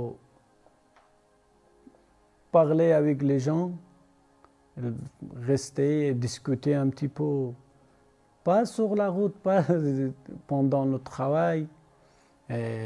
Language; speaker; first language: French; non-native, learner; Persian